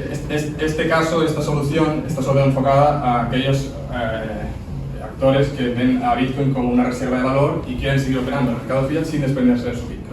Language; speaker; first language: Spanish; native; Spanish